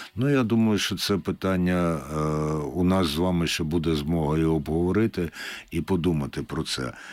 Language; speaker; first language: Ukrainian; native; Ukrainian